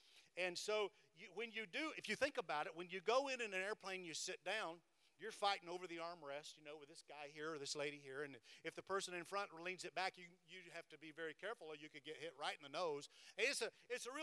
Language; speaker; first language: English; native; English